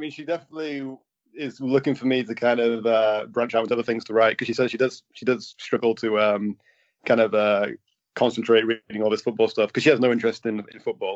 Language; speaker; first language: English; native; English